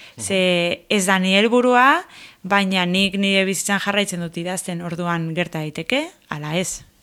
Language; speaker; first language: Basque; non-native, local second language; Spanish